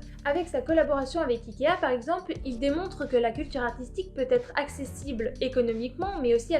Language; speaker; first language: French; native; French